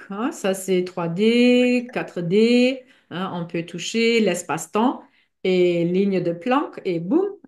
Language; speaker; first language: French; non-native, fluent; German